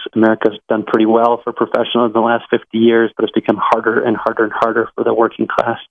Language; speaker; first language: English; native; English